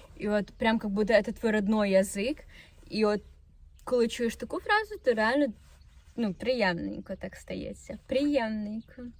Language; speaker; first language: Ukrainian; non-native, local second language; Russian